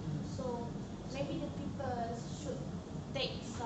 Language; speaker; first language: English; non-native, local second language; Malay